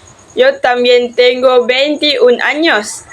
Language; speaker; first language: Spanish; non-native, learner; Malay